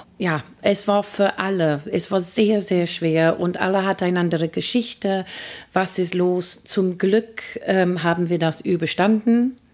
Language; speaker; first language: German; non-native, fluent; English